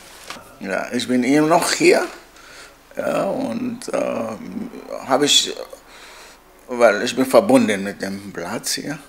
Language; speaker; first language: German; non-native, learner; Arabic